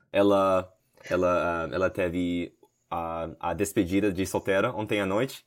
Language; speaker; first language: Portuguese; non-native, learner; English